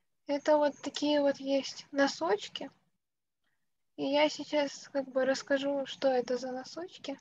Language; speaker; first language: Russian; native; Russian